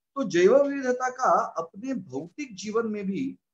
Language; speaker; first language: Hindi; non-native, local second language; Marathi